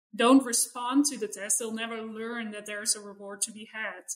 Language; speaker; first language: English; non-native, fluent; Dutch